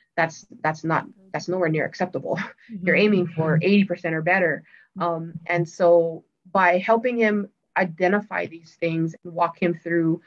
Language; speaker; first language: English; native; English